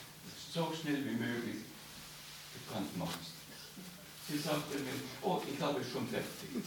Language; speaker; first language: German; non-native, learner; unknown